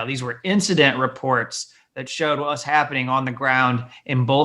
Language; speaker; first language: English; native; English